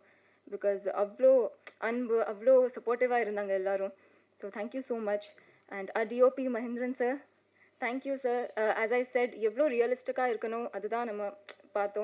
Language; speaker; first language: Tamil; non-native, fluent; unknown